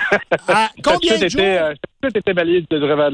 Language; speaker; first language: French; native; French